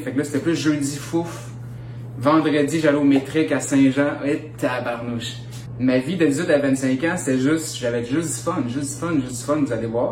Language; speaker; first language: French; native; French